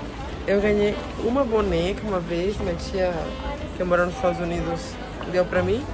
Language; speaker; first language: Portuguese; non-native, fluent; Spanish